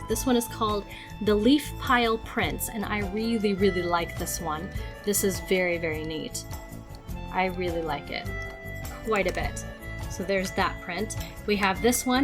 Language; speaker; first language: English; native; English